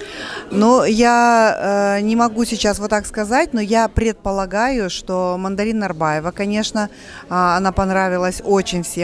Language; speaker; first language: Russian; native; Russian